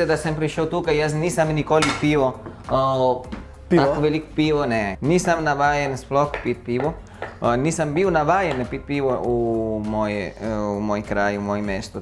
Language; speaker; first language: Slovenian; non-native, learner; Italian